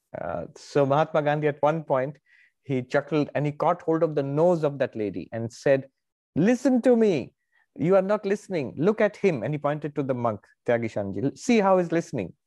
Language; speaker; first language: English; non-native, local second language; Bangla